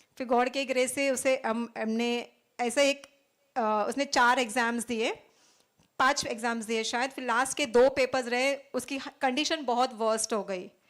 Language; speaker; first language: Hindi; non-native, local second language; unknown